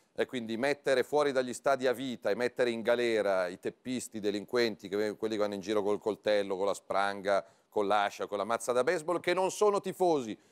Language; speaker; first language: Italian; native; Italian